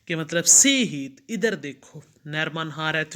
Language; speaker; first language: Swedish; non-native, fluent; Hindi